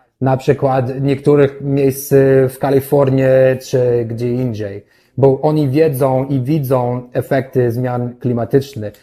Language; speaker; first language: Polish; non-native, learner; English